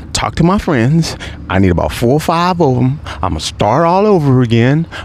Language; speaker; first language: English; native; English